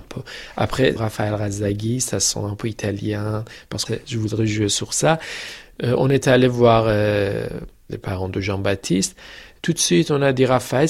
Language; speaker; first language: French; non-native, fluent; Persian